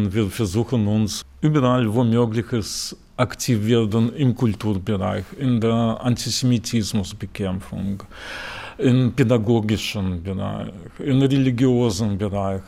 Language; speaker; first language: German; non-native, fluent; Russian